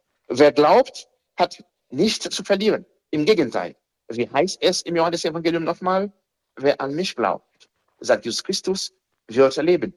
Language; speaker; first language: German; non-native, fluent; Haitian Creole